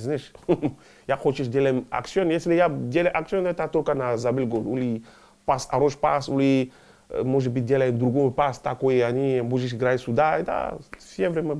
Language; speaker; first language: Russian; non-native, learner; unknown